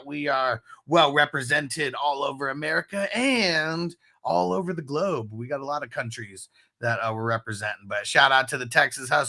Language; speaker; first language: English; native; English